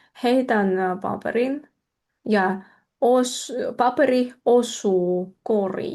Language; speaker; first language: Finnish; non-native, fluent; Russian